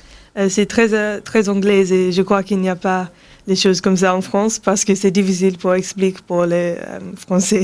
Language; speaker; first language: French; non-native, learner; English